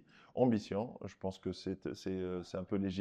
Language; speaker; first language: French; non-native, local second language; Arabic